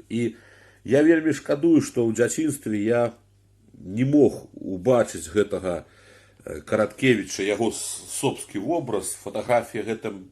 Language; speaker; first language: Belarusian; native; Belarusian